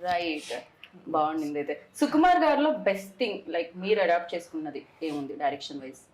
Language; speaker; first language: Telugu; native; Telugu